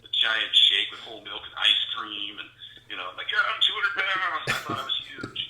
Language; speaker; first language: English; native; English